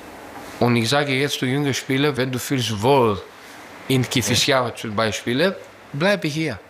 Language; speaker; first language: German; non-native, learner; Greek